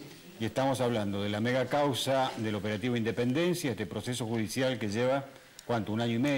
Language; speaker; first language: Spanish; native; Spanish